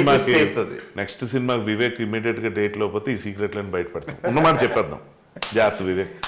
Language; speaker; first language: Telugu; native; Telugu